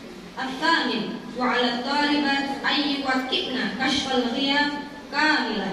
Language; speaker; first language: Arabic; non-native, learner; Indonesian